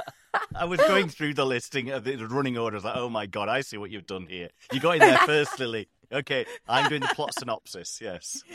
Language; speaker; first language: English; native; English